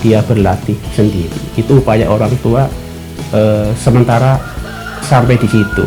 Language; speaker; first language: Indonesian; non-native, local second language; Javanese